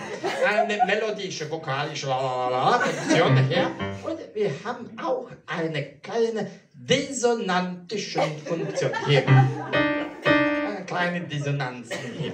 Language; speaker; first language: German; non-native, learner; Polish